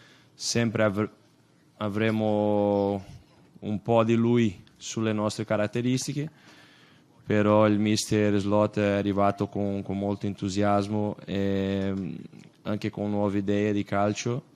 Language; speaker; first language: Italian; non-native, fluent; Portuguese